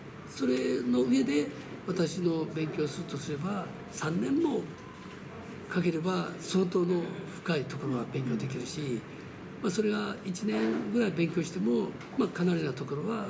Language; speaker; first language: Japanese; early bilingual, other home language; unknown